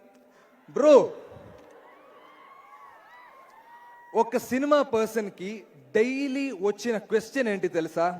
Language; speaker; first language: Telugu; non-native, learner; Malayalam